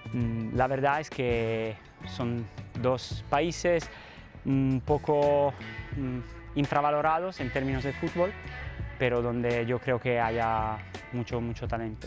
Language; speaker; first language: Spanish; non-native, fluent; Italian